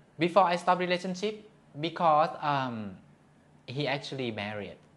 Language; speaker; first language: English; non-native, learner; Thai